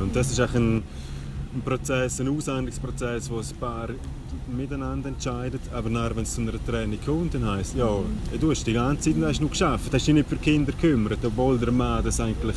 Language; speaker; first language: German; native; German